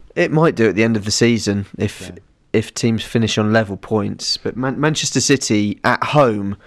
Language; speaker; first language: English; native; English